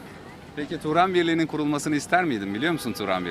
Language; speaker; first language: Turkish; native; Turkish